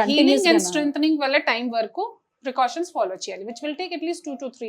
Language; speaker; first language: Telugu; non-native, local second language; Hindi